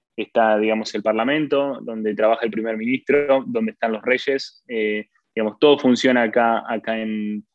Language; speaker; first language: Spanish; native; Spanish